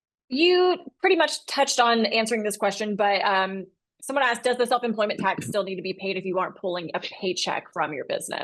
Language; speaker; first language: English; native; English